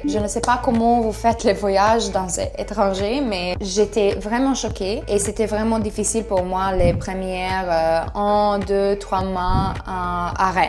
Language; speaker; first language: French; non-native, learner; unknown